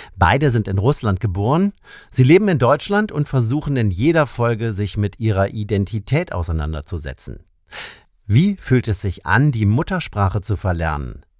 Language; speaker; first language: German; native; German